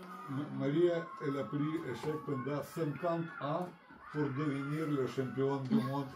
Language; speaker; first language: French; non-native, learner; Russian